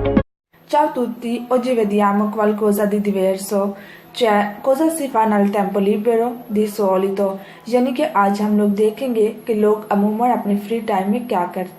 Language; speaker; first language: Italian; non-native, fluent; Urdu